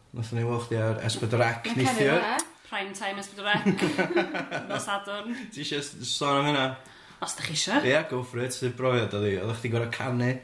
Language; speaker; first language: Welsh; native; Welsh